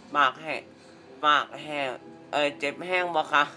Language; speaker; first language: Thai; native; Thai